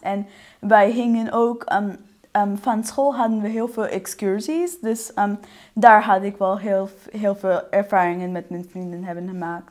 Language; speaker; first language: Dutch; non-native, fluent; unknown